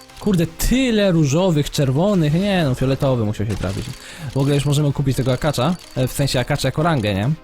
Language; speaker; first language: Polish; native; Polish